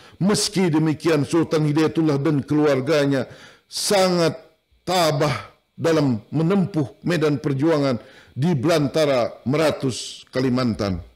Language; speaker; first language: Indonesian; non-native, local second language; Banjar